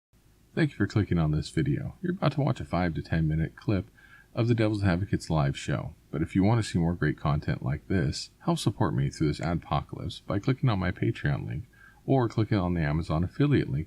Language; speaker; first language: English; native; English